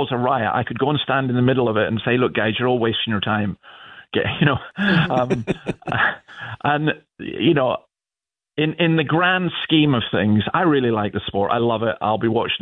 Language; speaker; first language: English; native; English